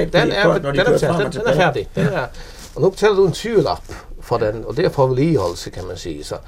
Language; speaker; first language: Danish; non-native, local second language; Faroese